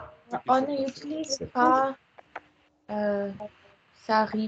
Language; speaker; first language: French; non-native, learner; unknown